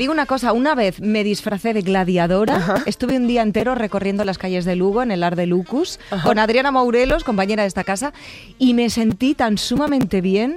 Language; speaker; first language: Spanish; native; Spanish